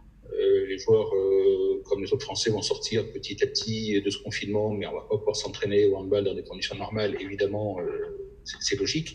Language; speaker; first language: French; native; French